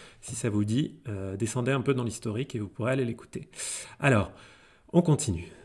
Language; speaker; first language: French; native; French